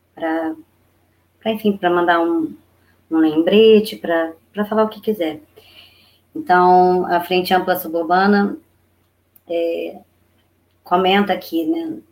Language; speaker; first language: Portuguese; native; Portuguese